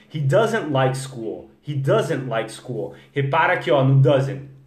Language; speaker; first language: English; non-native, fluent; Portuguese